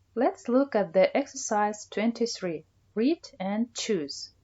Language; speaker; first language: English; non-native, fluent; Kazakh